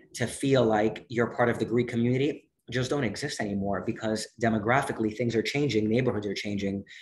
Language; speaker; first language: English; native; English